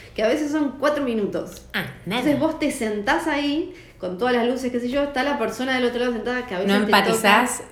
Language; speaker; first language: Spanish; native; Spanish